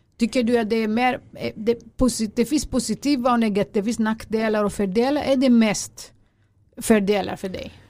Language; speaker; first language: Swedish; early bilingual, other home language; Greek